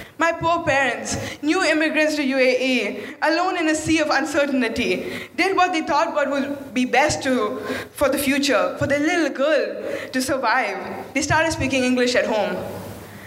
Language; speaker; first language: English; non-native, fluent; Malayalam